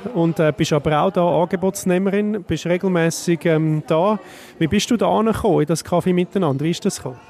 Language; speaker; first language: German; native; German